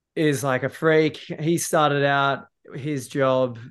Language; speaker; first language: English; native; English